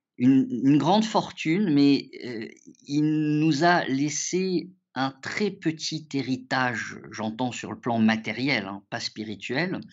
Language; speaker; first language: French; early bilingual, other home language; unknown